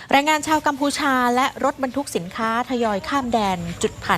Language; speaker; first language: Thai; native; Thai